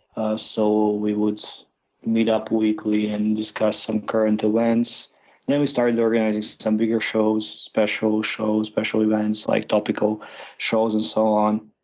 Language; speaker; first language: English; non-native, fluent; Croatian